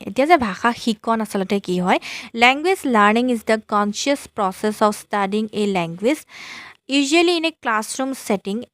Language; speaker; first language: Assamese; native; Assamese